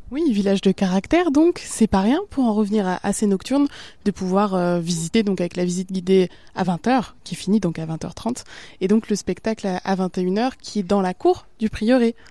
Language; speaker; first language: French; native; French